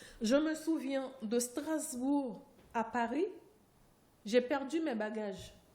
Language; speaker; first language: French; non-native, local second language; Haitian Creole